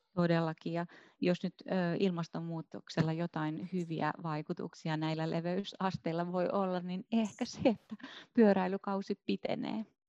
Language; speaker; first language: Finnish; native; Finnish